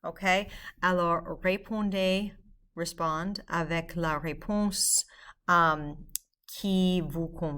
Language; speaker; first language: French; non-native, fluent; English